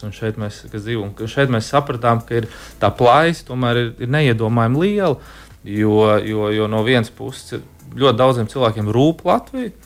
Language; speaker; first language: Latvian; native; Latvian